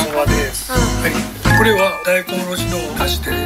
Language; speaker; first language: Japanese; native; Japanese